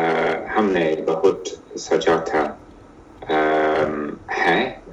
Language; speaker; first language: Hindi; non-native, learner; English